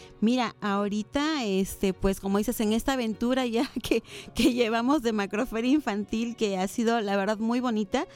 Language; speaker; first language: Spanish; native; Spanish